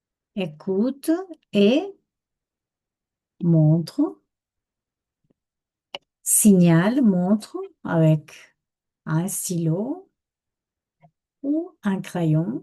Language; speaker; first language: French; non-native, fluent; Spanish